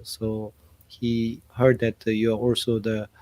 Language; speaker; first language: English; non-native, fluent; Korean